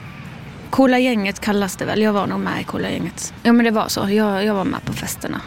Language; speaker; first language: Swedish; native; Swedish